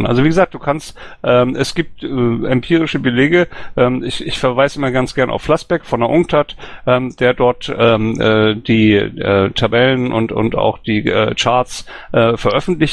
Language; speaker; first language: German; native; German